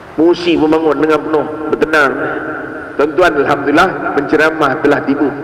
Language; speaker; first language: Malay; native; Malay